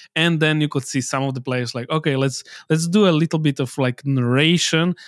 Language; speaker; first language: English; non-native, fluent; Slovak